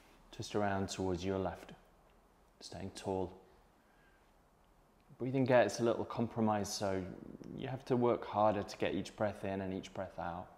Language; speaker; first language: English; native; English